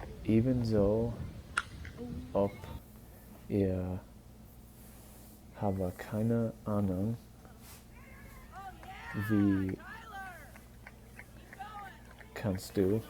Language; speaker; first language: German; non-native, learner; English